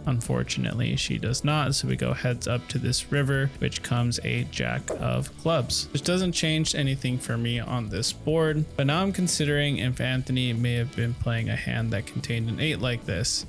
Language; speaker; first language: English; native; English